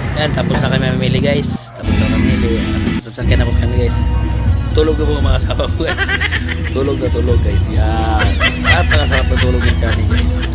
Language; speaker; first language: Filipino; non-native, local second language; Cebuano